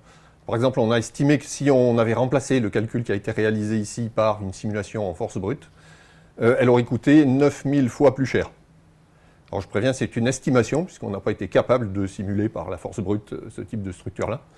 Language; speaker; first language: French; native; French